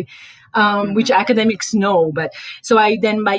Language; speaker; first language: English; non-native, fluent; Hebrew